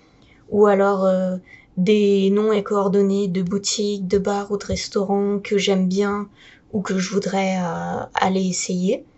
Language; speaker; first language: French; native; French